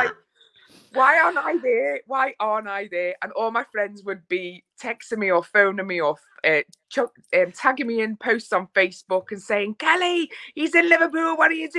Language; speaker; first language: English; native; English